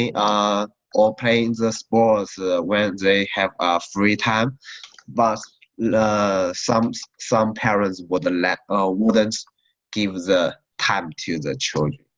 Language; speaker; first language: English; non-native, learner; Chinese